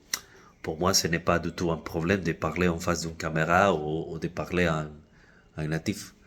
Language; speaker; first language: French; non-native, fluent; Spanish